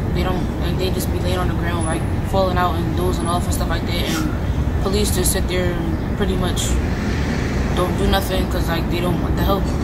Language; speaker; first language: English; native; English